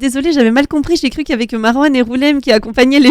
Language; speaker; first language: French; native; French